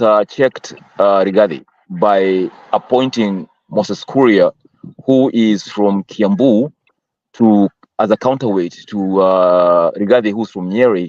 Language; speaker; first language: English; non-native, local second language; Swahili